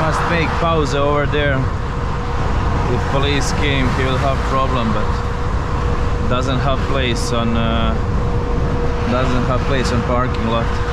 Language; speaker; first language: English; non-native, fluent; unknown